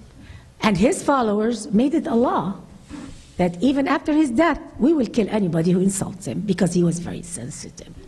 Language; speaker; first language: English; non-native, fluent; Arabic